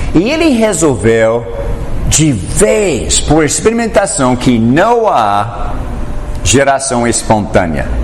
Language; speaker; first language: Portuguese; non-native, fluent; English